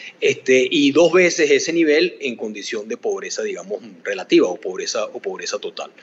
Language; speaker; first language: Spanish; native; Spanish